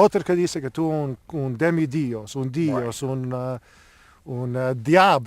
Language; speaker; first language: Spanish; non-native, learner; English